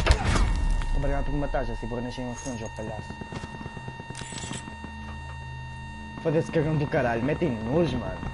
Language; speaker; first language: Portuguese; native; Portuguese